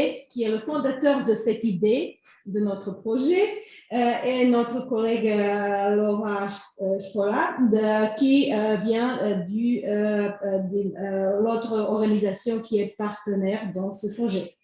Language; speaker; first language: French; non-native, fluent; Croatian